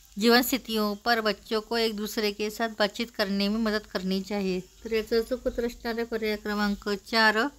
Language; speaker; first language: Hindi; non-native, local second language; Marathi